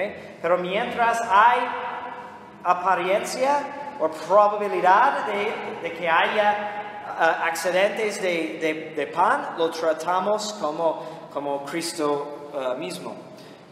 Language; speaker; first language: Spanish; non-native, fluent; English